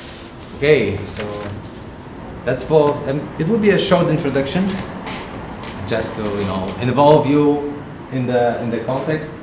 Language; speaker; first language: English; non-native, fluent; Polish